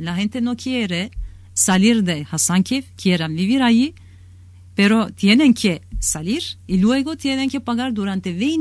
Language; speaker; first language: Spanish; non-native, learner; Kurdish